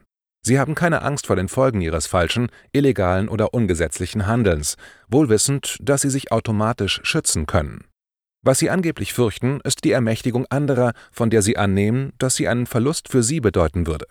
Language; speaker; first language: German; native; German